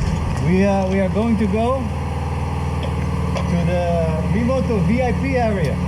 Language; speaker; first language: English; native; English